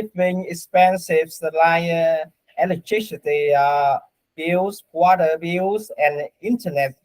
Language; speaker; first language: English; non-native, learner; Vietnamese